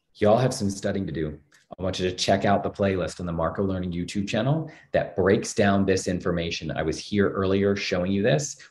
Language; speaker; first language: English; native; English